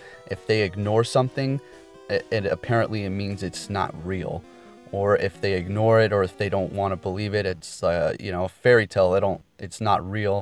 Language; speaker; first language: English; native; English